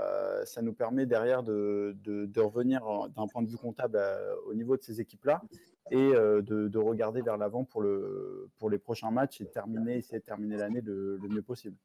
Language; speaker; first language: French; native; French